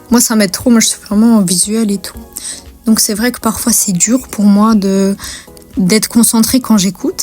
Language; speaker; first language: French; native; French